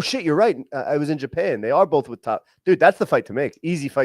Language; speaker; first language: English; native; English